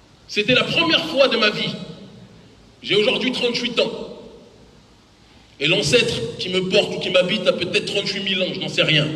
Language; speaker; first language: French; native; French